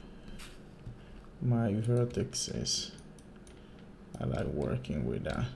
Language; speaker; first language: English; non-native, fluent; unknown